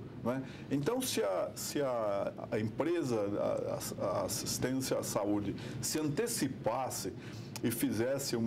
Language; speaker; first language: Portuguese; native; Portuguese